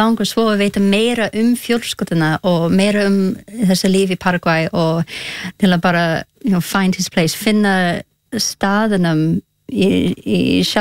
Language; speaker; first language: Icelandic; non-native, learner; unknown